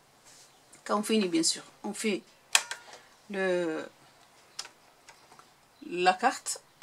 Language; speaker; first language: French; non-native, local second language; Arabic